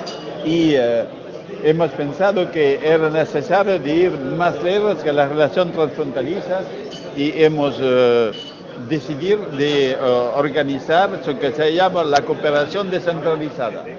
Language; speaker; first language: Spanish; non-native, learner; French